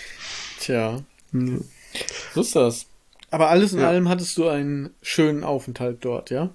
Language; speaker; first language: German; native; German